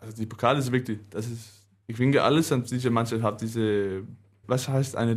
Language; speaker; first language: German; non-native, learner; Danish